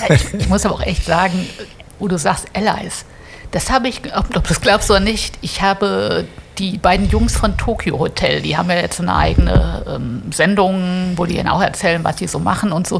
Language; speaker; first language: German; native; German